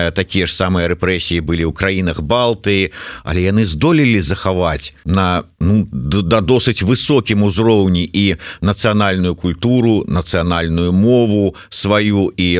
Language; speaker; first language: Belarusian; non-native, local second language; Russian